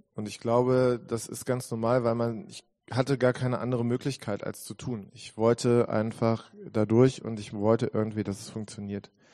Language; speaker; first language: German; native; German